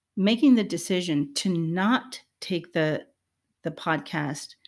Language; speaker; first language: English; early bilingual, other home language; Spanish